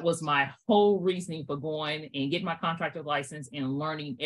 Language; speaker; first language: English; native; English